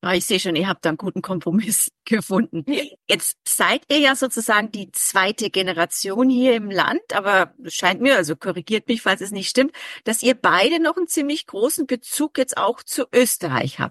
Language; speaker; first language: German; native; German